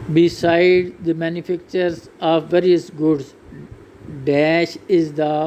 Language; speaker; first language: English; non-native, local second language; Urdu